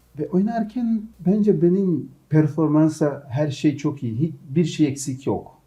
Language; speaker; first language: Turkish; non-native, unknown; Portuguese